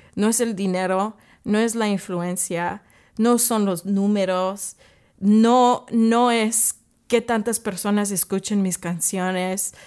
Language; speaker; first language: Spanish; early bilingual, other home language; English